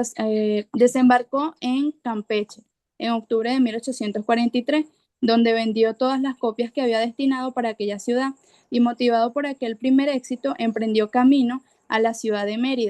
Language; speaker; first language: Spanish; native; Spanish